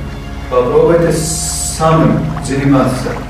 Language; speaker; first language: Russian; non-native, learner; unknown